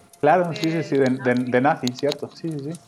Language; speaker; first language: Spanish; native; Spanish